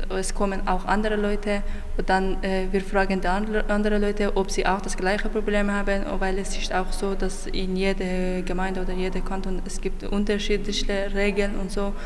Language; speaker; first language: German; non-native, fluent; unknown